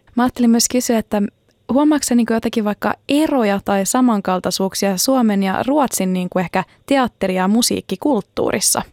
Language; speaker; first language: Finnish; native; Finnish